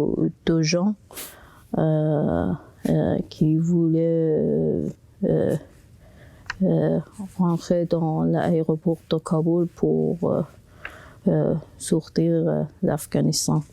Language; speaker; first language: French; non-native, local second language; Persian